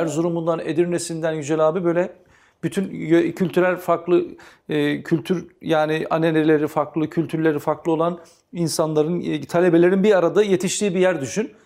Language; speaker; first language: Turkish; native; Turkish